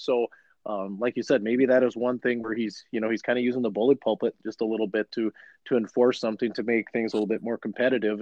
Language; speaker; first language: English; native; English